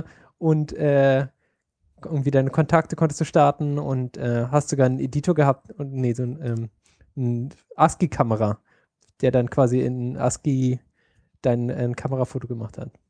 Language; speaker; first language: German; native; German